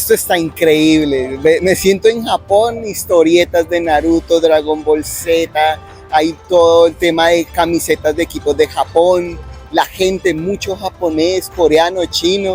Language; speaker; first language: Spanish; native; Spanish